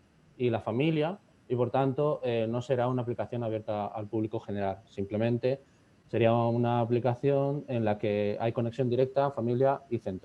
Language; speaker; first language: Spanish; native; Spanish